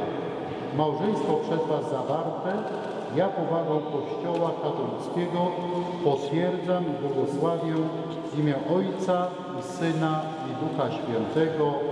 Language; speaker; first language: Polish; native; Polish